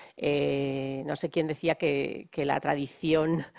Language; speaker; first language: Spanish; native; Spanish